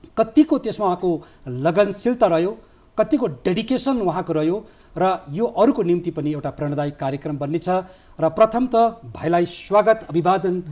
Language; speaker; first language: Nepali; native; Nepali